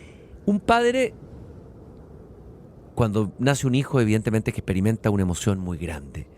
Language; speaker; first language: Spanish; native; Spanish